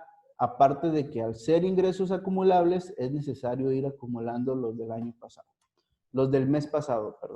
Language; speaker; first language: Spanish; native; Spanish